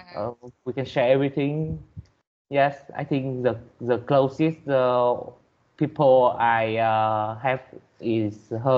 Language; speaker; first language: English; non-native, learner; Vietnamese